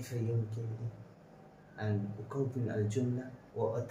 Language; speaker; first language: Arabic; non-native, fluent; Bangla